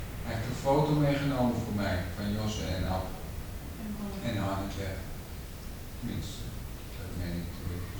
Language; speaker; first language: Dutch; native; Dutch